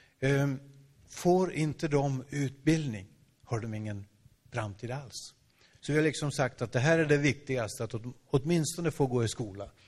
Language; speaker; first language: Swedish; native; Swedish